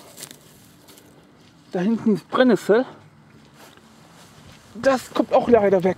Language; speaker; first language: German; non-native, learner; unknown